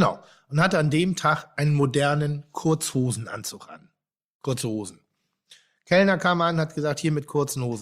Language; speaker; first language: German; native; German